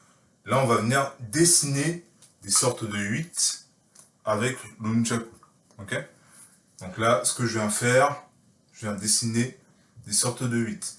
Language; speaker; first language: French; native; French